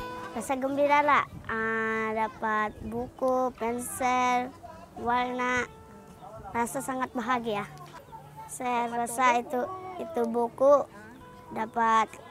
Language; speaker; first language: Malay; non-native, local second language; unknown